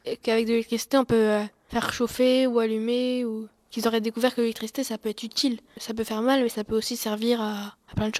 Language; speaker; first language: French; native; French